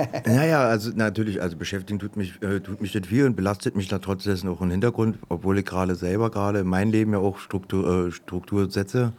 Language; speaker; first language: German; native; German